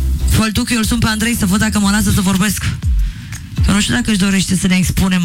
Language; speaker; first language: Romanian; native; Romanian